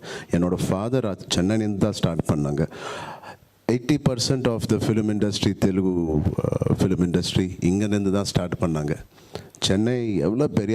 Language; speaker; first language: Tamil; non-native, local second language; Telugu